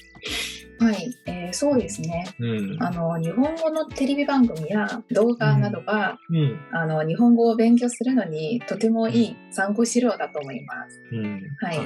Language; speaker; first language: Japanese; non-native, fluent; Chinese